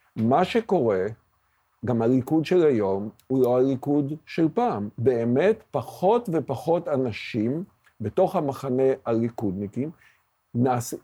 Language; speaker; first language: Hebrew; native; Hebrew